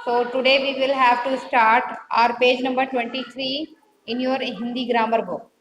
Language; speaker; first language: English; non-native, local second language; Hindi